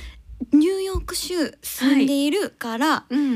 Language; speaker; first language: Japanese; non-native, learner; English